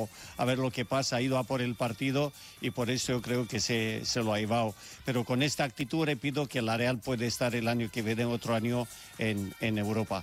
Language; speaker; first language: Spanish; native; Spanish